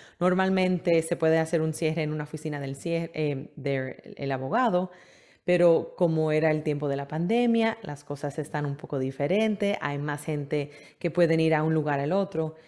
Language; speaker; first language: Spanish; early bilingual, heritage; Spanish